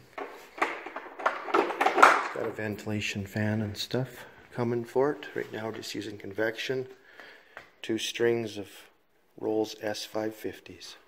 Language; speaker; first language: English; native; English